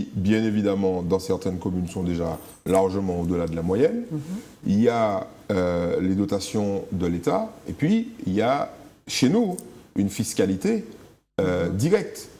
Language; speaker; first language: French; native; French